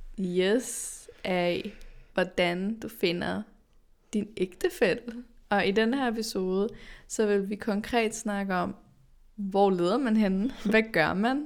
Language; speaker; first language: Danish; early bilingual, other home language; Arabic